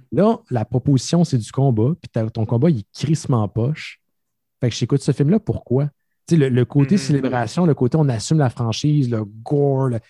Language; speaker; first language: French; native; French